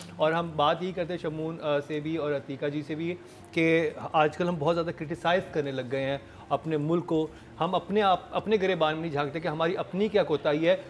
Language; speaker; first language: Urdu; native; Urdu